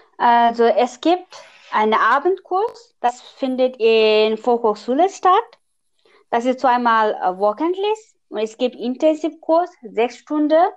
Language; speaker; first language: German; non-native, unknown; Nepali